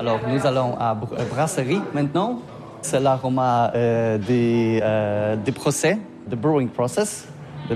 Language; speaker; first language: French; non-native, learner; Polish